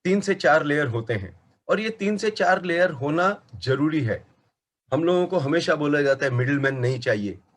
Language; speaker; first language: Hindi; non-native, local second language; Marathi